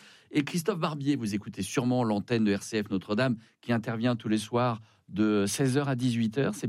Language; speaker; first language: French; native; French